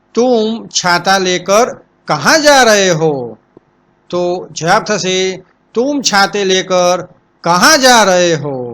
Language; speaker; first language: Hindi; non-native, local second language; Gujarati